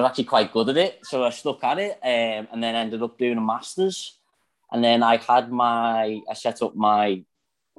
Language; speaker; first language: English; native; English